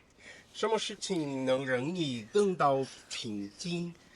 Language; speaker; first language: Chinese; non-native, learner; Portuguese